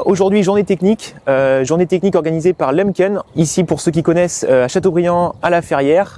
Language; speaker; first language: French; native; French